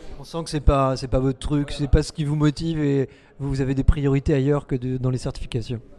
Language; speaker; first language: French; native; French